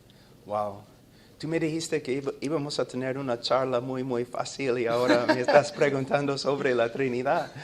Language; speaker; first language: Spanish; non-native, fluent; English